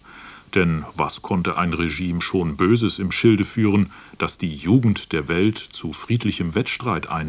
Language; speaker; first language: German; native; German